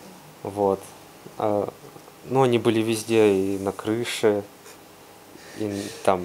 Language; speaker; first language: Russian; native; Russian